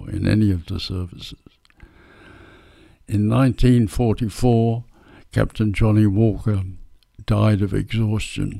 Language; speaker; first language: English; native; English